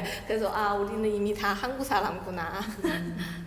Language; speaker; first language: Korean; non-native, learner; Chinese